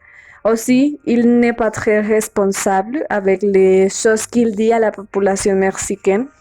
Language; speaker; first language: French; non-native, learner; Spanish